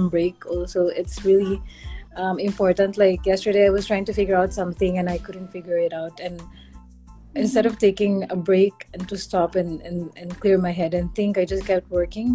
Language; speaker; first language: English; non-native, local second language; Filipino